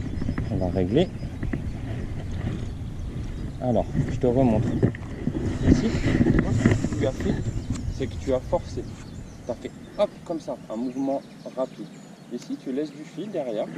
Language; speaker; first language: French; native; French